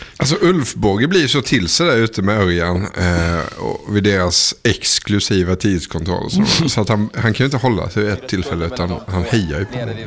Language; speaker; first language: Swedish; native; Swedish